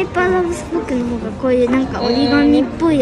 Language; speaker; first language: Japanese; early bilingual, heritage; Japanese